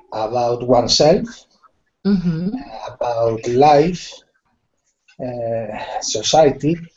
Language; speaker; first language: English; non-native, learner; Spanish